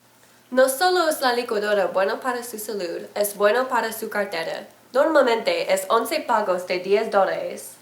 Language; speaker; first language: Spanish; non-native, learner; English